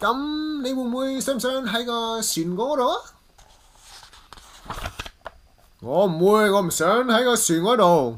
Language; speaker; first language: Cantonese; early bilingual, heritage; English